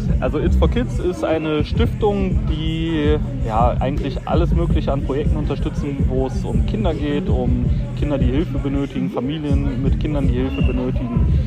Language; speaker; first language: German; native; German